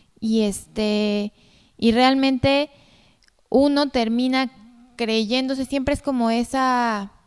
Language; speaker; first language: Spanish; native; Spanish